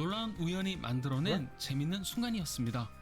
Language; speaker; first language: Korean; native; Korean